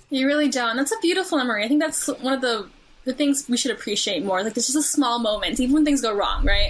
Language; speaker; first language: English; native; English